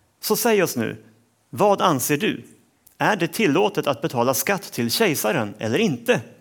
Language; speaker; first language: Swedish; native; Swedish